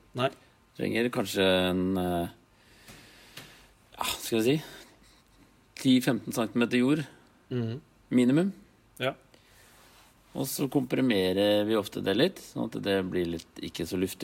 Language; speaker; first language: Norwegian; native; Norwegian